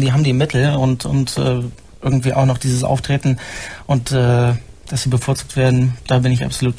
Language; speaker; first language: German; native; German